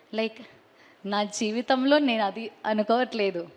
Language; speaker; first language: Telugu; non-native, learner; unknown